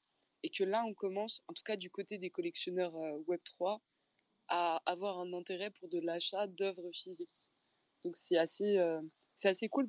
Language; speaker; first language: French; native; French